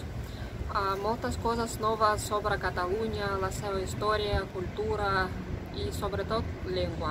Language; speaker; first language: Catalan; non-native, fluent; Russian